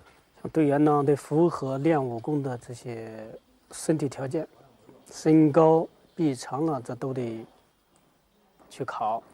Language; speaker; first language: Chinese; native; Chinese